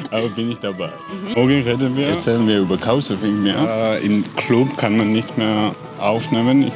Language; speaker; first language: German; non-native, learner; Georgian